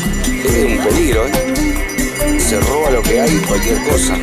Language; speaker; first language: Spanish; native; Spanish